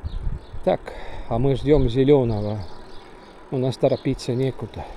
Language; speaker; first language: Russian; non-native, local second language; Estonian